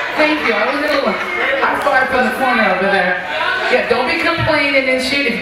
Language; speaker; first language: English; native; English